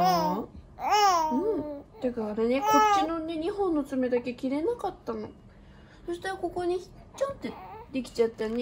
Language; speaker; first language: Japanese; native; Japanese